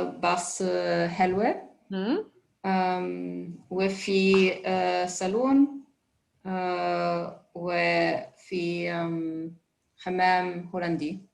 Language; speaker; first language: Arabic; non-native, learner; Dutch